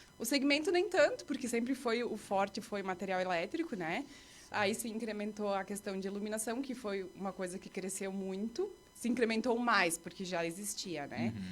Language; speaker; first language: Portuguese; native; Portuguese